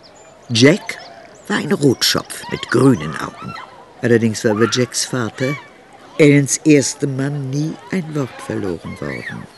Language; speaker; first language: German; native; German